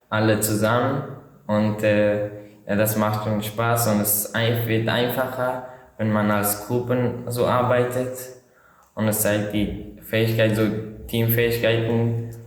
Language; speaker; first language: German; non-native, learner; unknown